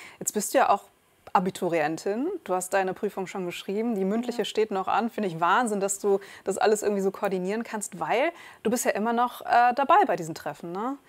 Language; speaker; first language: German; native; German